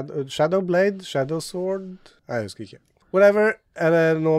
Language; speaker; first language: Norwegian; native; Norwegian